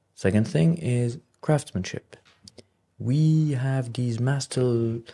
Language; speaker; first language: English; non-native, fluent; Arabic